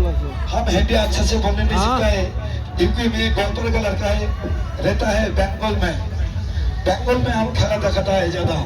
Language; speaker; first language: Hindi; non-native, local second language; Bangla